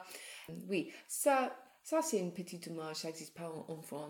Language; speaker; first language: French; non-native, learner; English